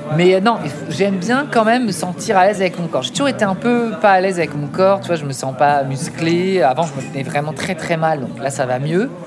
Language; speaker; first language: French; native; French